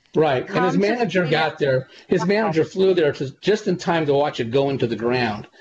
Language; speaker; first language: English; native; English